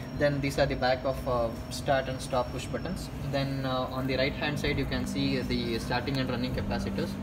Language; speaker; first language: English; non-native, local second language; Kannada